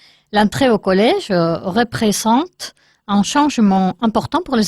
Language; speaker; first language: French; non-native, learner; Spanish